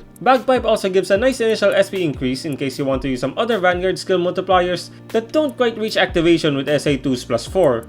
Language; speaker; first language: English; native; English